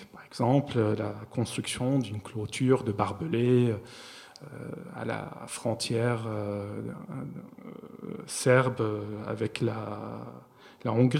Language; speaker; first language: French; non-native, fluent; Arabic